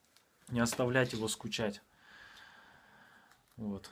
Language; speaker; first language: Russian; native; Russian